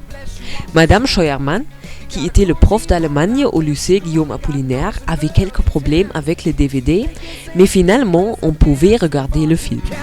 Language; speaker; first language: French; non-native, learner; German